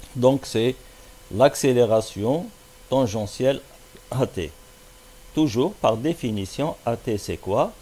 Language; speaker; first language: French; non-native, local second language; Arabic